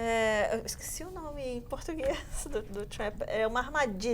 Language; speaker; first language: Portuguese; native; Portuguese